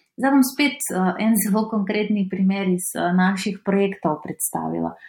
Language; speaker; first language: Slovenian; non-native, fluent; Macedonian